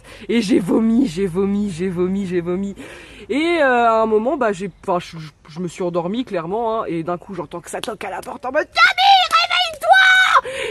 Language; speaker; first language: French; native; French